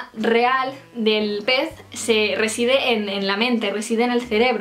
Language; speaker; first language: Spanish; native; Spanish